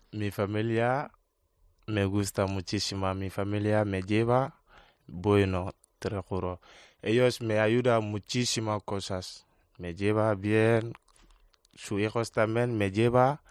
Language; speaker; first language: Spanish; non-native, learner; Wolof